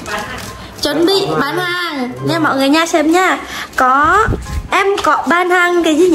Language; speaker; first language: Vietnamese; non-native, learner; Indonesian